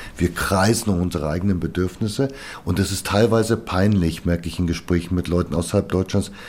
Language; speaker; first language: German; early bilingual, other home language; Bulgarian